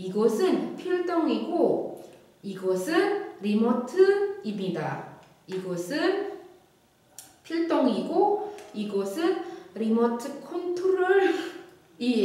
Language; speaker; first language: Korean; non-native, fluent; Indonesian